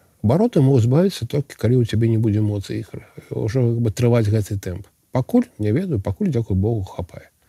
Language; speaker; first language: Belarusian; non-native, local second language; Russian